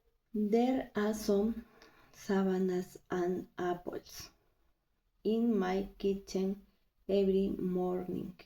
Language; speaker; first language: English; non-native, learner; Spanish